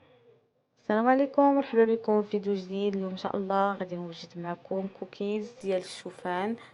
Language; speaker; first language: Arabic; native; Arabic